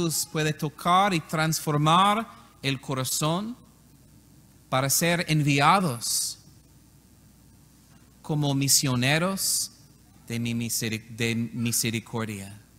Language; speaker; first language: Spanish; non-native, learner; English